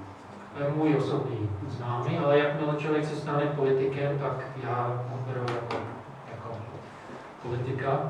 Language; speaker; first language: Czech; non-native, fluent; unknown